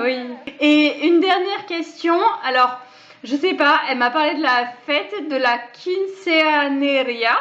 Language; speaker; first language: French; native; French